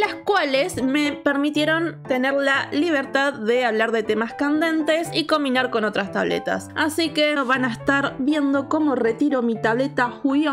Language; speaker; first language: Spanish; native; Spanish